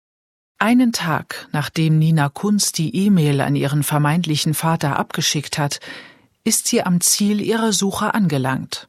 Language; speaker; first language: German; native; German